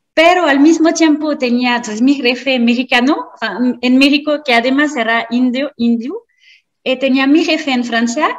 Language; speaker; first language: Spanish; non-native, fluent; French